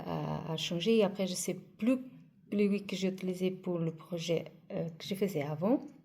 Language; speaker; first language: French; non-native, fluent; Portuguese